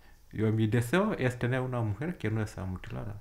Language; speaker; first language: Spanish; non-native, fluent; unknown